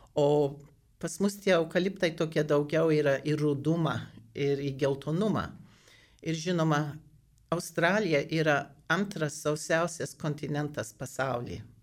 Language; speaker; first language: Lithuanian; early bilingual, heritage; Lithuanian